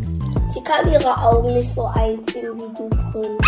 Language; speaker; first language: German; early bilingual, other home language; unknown